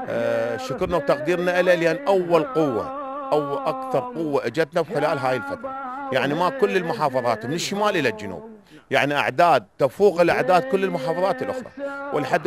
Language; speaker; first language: Arabic; native; Arabic